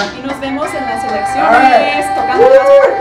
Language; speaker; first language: Spanish; non-native, learner; English